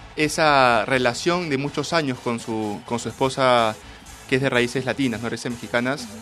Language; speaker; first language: Spanish; native; Spanish